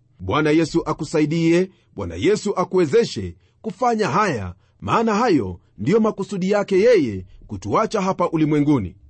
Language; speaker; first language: Swahili; non-native, local second language; Luyia